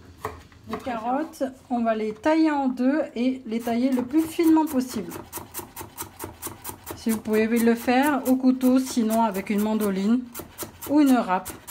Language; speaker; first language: French; native; French